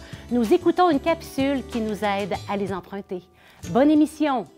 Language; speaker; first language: French; native; French